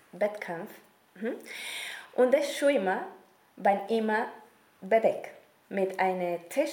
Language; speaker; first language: German; non-native, learner; Spanish